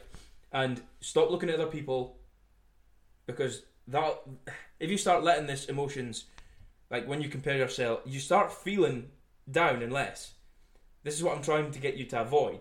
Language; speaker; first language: English; native; English